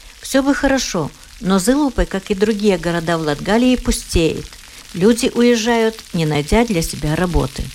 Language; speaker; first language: Russian; non-native, local second language; Latvian